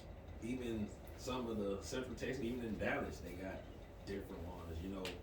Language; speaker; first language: English; native; English